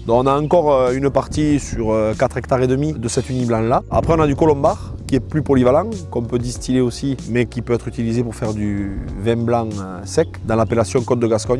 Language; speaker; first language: French; native; French